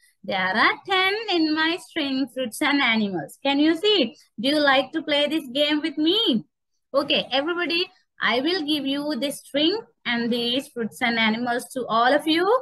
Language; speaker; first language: English; non-native, local second language; Sinhala